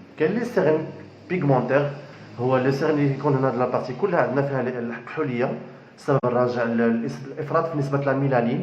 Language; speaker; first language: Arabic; native; Arabic